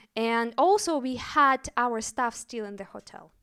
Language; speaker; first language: English; non-native, fluent; Russian